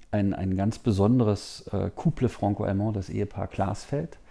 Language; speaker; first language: German; native; German